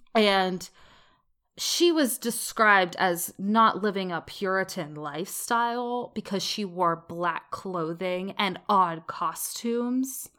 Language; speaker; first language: English; native; English